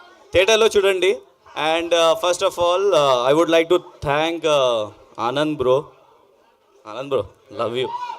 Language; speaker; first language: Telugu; non-native, learner; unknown